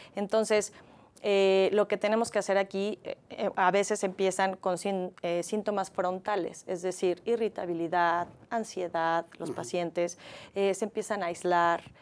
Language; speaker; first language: Spanish; native; Spanish